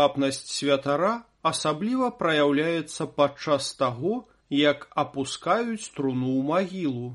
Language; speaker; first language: Belarusian; native; Belarusian